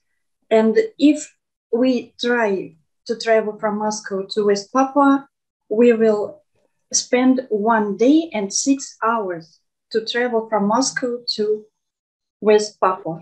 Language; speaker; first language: English; non-native, fluent; Russian